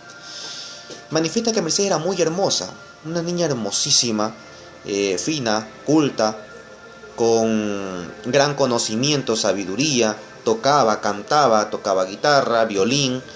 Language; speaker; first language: Spanish; native; Spanish